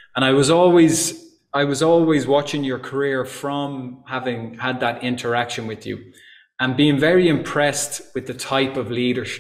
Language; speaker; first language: English; native; English